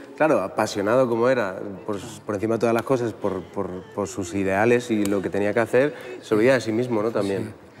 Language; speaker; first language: Spanish; native; Spanish